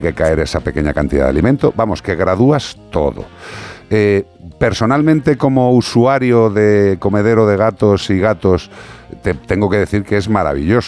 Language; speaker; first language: Spanish; native; Spanish